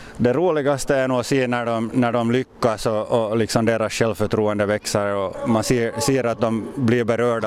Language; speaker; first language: Swedish; native; Swedish